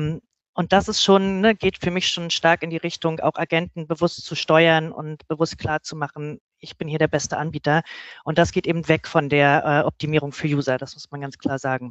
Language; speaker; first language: German; native; German